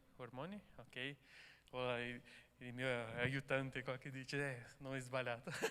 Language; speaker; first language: Italian; non-native, learner; Portuguese